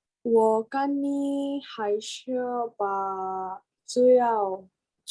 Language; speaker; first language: Chinese; non-native, learner; Indonesian